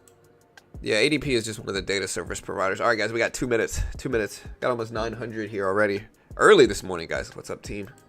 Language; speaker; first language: English; native; English